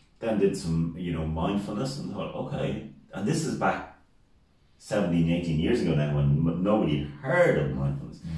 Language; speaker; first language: English; native; English